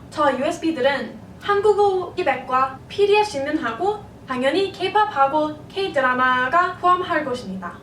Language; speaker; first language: Korean; non-native, fluent; English